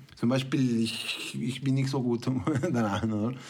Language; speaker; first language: German; non-native, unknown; Spanish